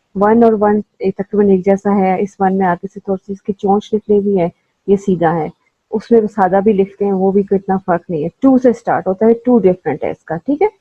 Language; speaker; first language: Urdu; native; Urdu